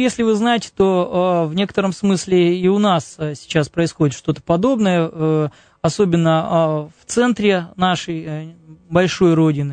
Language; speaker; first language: Russian; native; Russian